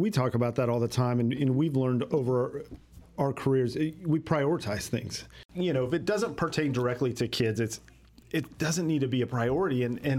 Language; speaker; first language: English; native; English